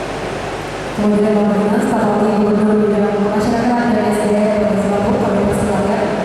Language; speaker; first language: Indonesian; native; Indonesian